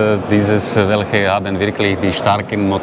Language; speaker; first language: German; non-native, learner; Slovak